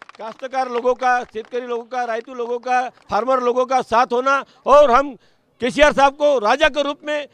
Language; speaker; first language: Hindi; non-native, local second language; Marathi